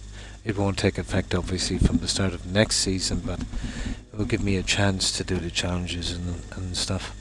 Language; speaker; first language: English; native; English